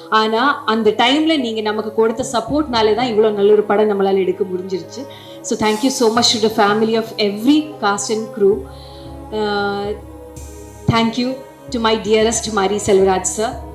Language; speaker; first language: Tamil; non-native, fluent; Malayalam